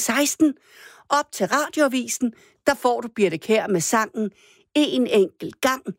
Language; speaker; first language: Danish; native; Danish